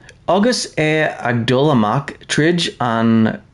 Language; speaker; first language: Irish; non-native, learner; English